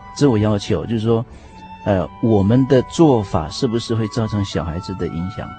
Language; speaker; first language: Chinese; non-native, local second language; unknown